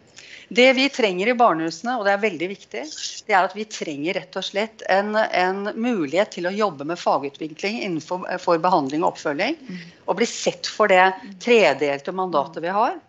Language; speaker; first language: Norwegian; native; Norwegian